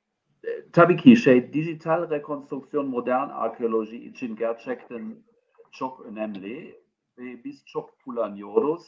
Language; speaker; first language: Turkish; non-native, fluent; German